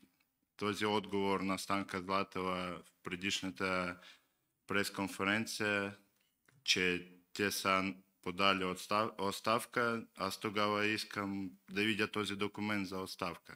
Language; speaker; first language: Bulgarian; non-native, learner; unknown